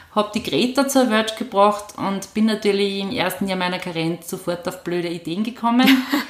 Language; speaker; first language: German; native; German